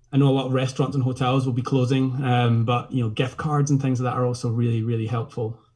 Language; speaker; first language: English; native; English